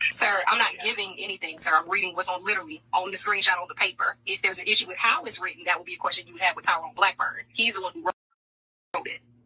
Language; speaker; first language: English; native; English